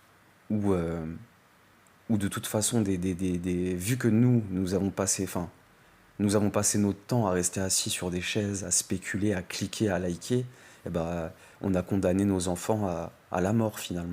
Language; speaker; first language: French; native; French